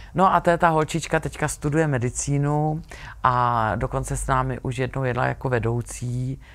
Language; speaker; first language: Czech; native; Czech